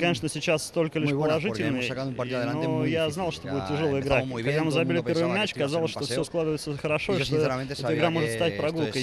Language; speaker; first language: Russian; native; Russian